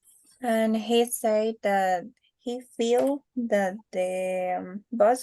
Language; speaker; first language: English; non-native, learner; Spanish